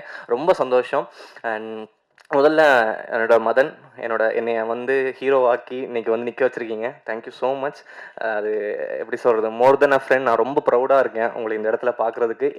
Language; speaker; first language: Tamil; native; Tamil